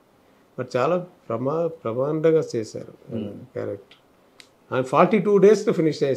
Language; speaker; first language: Telugu; non-native, learner; Tamil